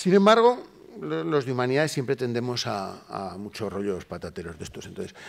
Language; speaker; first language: Spanish; native; Spanish